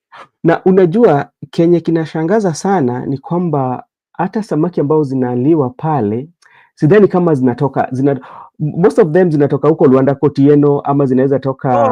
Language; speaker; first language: Swahili; non-native, local second language; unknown